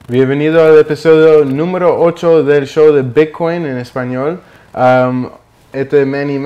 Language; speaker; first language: Spanish; early bilingual, heritage; Spanish